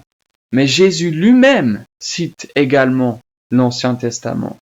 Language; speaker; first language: French; native; French